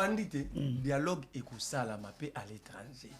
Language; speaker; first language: French; non-native, local second language; Lingala